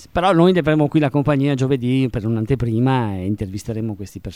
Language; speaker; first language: Italian; native; Italian